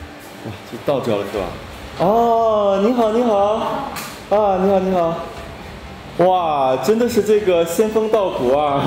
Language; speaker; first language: Chinese; native; Chinese